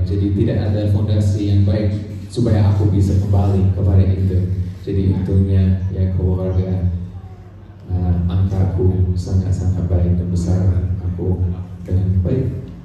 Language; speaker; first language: Indonesian; non-native, fluent; English